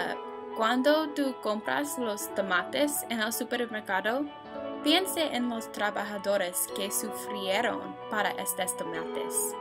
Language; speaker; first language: Spanish; non-native, learner; English